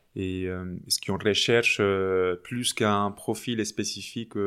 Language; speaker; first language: French; non-native, fluent; Spanish